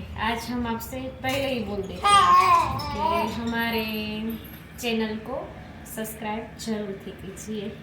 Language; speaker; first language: Hindi; non-native, local second language; Gujarati